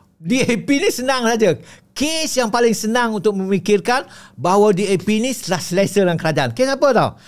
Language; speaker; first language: Malay; native; Malay